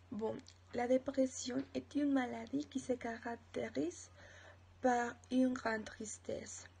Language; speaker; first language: French; non-native, learner; Spanish